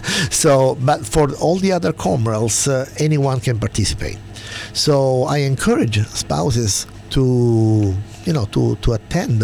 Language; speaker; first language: English; non-native, fluent; Italian